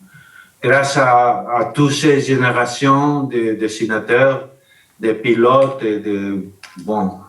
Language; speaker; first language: French; non-native, learner; Spanish